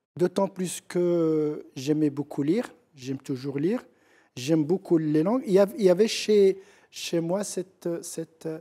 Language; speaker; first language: French; non-native, local second language; Central Atlas Tamazight